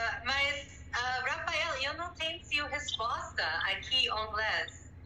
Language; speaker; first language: Portuguese; non-native, learner; English